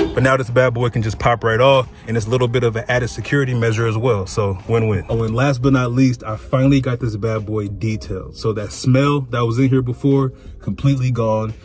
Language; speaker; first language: English; native; English